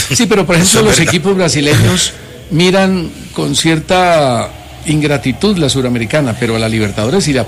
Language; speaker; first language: Spanish; native; Spanish